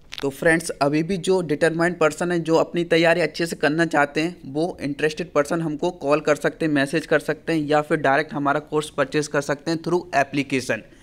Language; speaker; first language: Hindi; native; Hindi